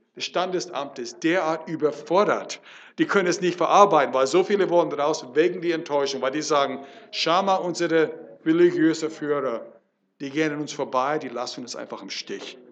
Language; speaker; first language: German; non-native, fluent; English